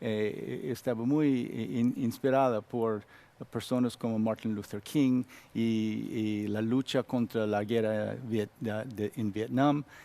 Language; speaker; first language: Spanish; non-native, learner; Korean